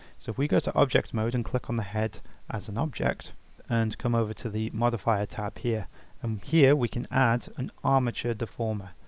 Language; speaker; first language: English; native; English